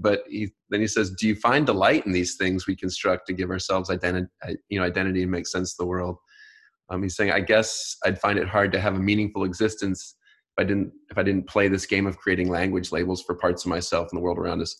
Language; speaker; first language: English; native; English